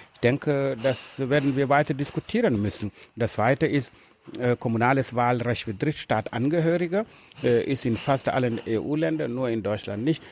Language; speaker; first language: German; non-native, fluent; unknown